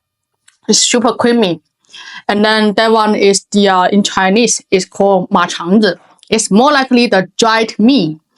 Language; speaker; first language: English; non-native, learner; Chinese